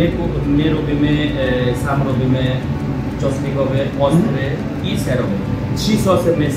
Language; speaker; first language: Polish; non-native, learner; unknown